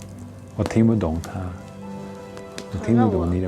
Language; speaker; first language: Chinese; non-native, fluent; Dutch